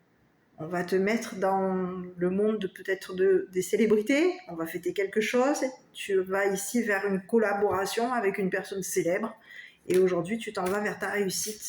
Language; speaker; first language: French; native; French